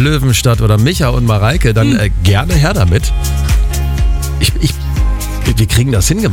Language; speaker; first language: German; native; German